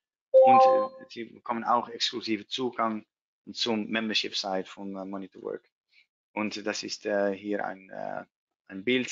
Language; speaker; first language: German; non-native, learner; Dutch